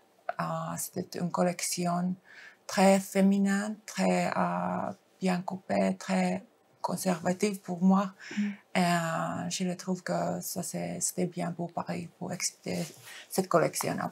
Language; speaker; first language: French; non-native, fluent; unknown